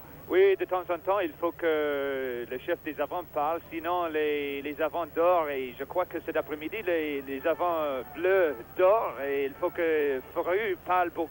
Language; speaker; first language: French; non-native, fluent; English